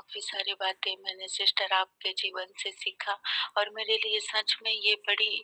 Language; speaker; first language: Hindi; native; Hindi